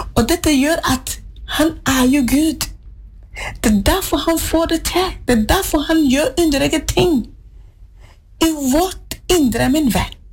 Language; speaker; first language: Norwegian; non-native, fluent; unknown